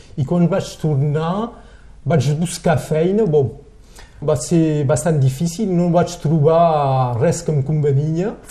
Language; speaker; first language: Catalan; non-native, local second language; French